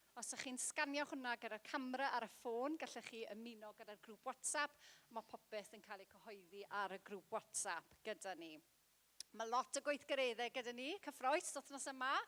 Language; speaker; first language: Welsh; non-native, local second language; English